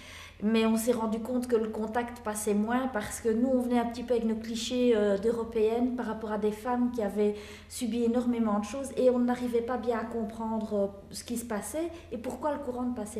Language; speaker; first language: French; native; French